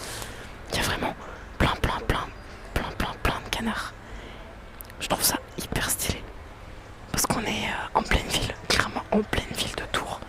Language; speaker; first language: French; native; French